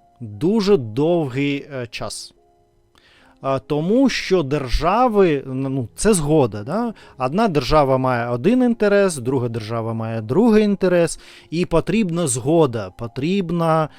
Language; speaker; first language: Ukrainian; non-native, learner; Russian